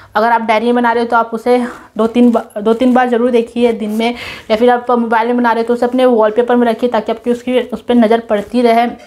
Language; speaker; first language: Hindi; non-native, local second language; Nepali